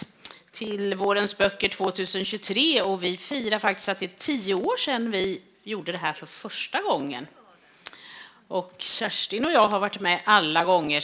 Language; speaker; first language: Swedish; native; Swedish